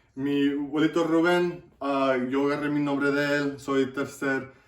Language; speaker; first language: Spanish; early bilingual, heritage; Spanish